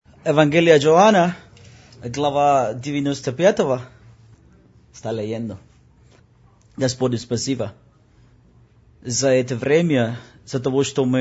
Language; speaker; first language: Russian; non-native, learner; Spanish